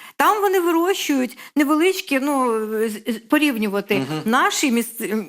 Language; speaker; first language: Ukrainian; non-native, local second language; Russian